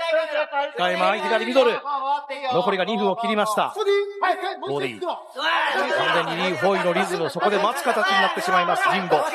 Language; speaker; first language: Japanese; native; Japanese